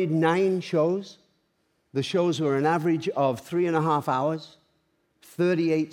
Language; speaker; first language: English; native; English